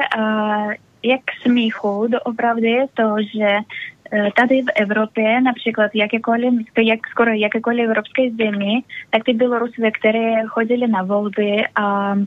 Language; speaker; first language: Czech; non-native, learner; Russian